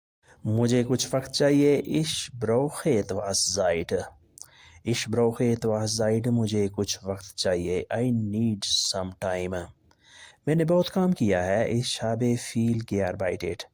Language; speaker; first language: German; non-native, learner; Urdu